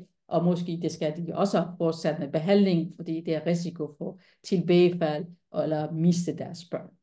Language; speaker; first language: Danish; non-native, fluent; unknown